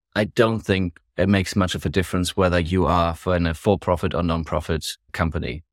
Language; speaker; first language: English; non-native, fluent; German